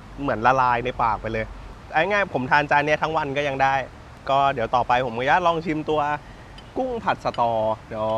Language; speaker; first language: Thai; native; Thai